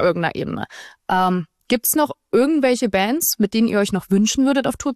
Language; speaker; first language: German; native; German